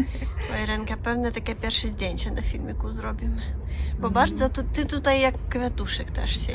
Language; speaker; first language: Polish; non-native, fluent; Russian